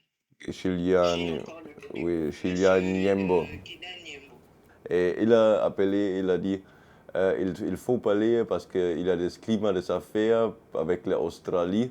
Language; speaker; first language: French; non-native, fluent; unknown